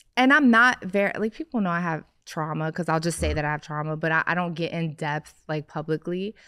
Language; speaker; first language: English; native; English